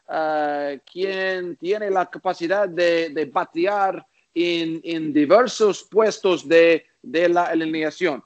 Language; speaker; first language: Spanish; non-native, learner; English